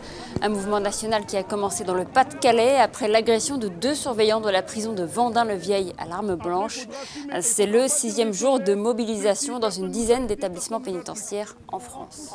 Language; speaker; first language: French; native; French